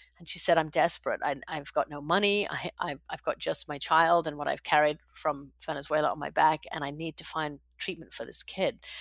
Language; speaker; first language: English; native; English